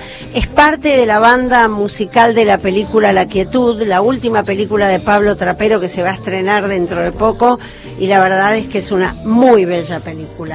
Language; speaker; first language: Spanish; native; Spanish